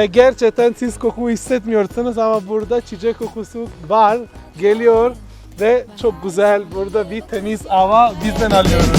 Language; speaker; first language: Turkish; non-native, learner; Italian